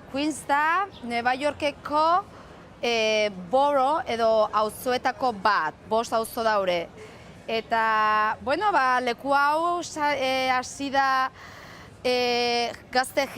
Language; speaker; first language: Basque; non-native, local second language; Spanish